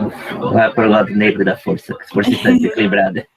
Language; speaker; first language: Portuguese; native; Portuguese